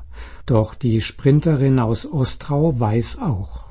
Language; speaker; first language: German; native; German